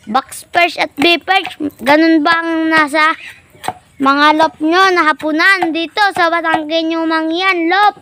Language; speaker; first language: Filipino; native; Filipino